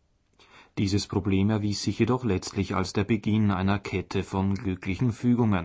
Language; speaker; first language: German; native; German